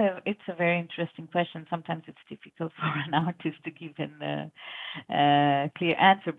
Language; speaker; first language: English; non-native, local second language; Bangla